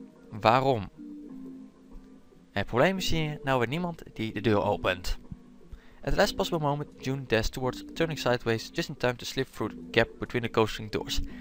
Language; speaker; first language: English; non-native, fluent; Dutch